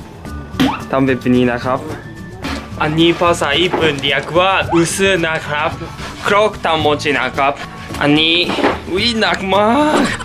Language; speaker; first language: Thai; non-native, learner; Japanese